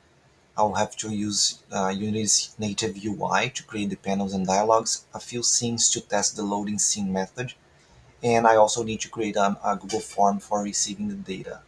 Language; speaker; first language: English; non-native, fluent; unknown